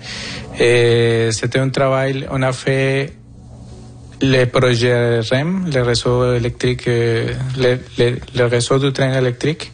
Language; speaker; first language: French; non-native, fluent; Spanish